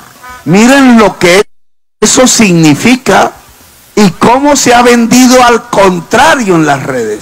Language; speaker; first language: Spanish; native; Spanish